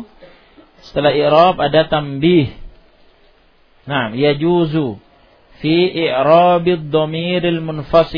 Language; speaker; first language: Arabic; non-native, fluent; Indonesian